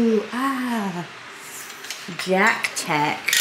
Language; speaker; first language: English; native; English